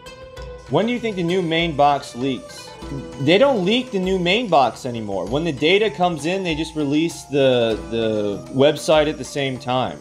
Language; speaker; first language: English; native; English